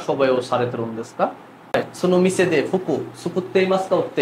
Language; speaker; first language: Japanese; non-native, fluent; Bangla